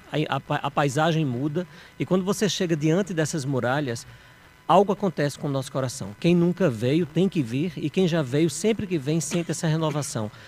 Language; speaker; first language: Portuguese; native; Portuguese